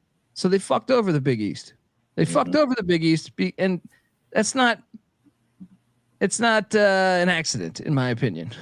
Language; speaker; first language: English; native; English